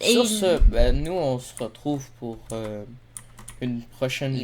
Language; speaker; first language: French; native; French